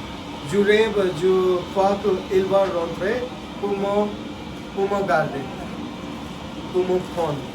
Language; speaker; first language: French; non-native, learner; Hindi